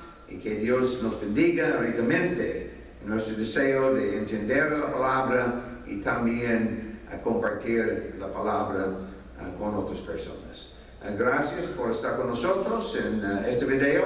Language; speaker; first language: Spanish; non-native, fluent; English